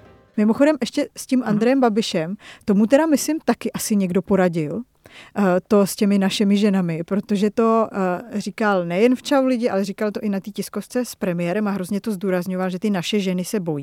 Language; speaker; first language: Czech; native; Czech